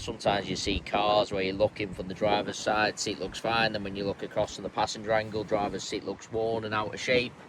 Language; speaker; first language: English; native; English